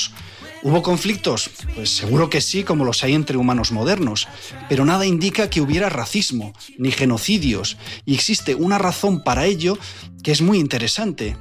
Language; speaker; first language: Spanish; native; Spanish